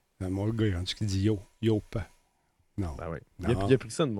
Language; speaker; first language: French; native; French